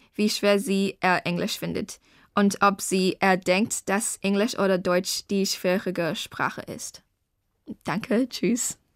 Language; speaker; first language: German; early bilingual, other home language; Chinese